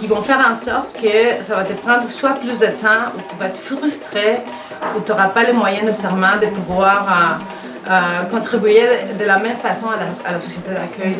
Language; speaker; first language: French; non-native, fluent; Spanish